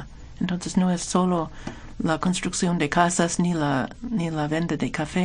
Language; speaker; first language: Spanish; non-native, fluent; English